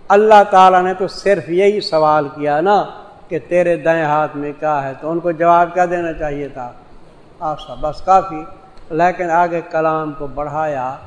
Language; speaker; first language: Urdu; non-native, local second language; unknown